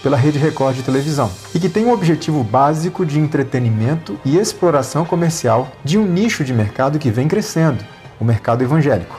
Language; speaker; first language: Portuguese; native; Portuguese